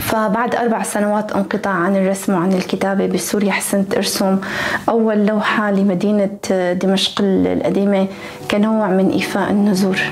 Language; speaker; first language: Arabic; native; Arabic